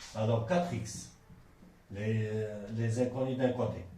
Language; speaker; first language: French; non-native, local second language; Arabic